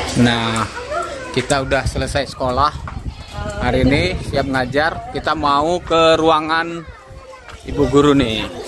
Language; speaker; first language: Indonesian; native; Indonesian